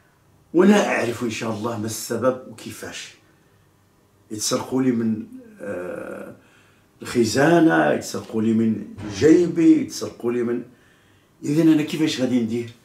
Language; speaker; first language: Arabic; native; Arabic